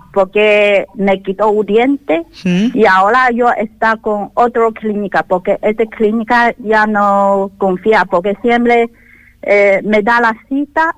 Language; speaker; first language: Spanish; non-native, learner; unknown